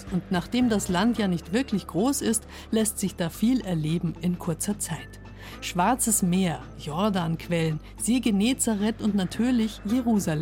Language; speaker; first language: German; native; German